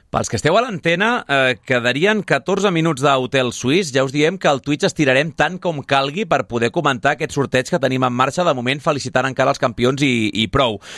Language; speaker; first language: Catalan; native; Catalan